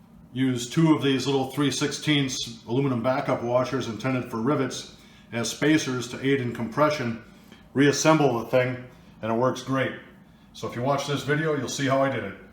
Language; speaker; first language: English; native; English